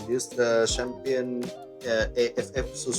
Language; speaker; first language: English; non-native, learner; Thai